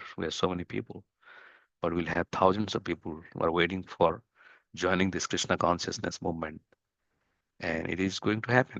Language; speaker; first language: English; non-native, fluent; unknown